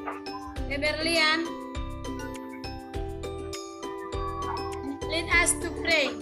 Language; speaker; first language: English; non-native, learner; Indonesian